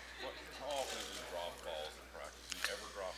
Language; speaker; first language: English; native; English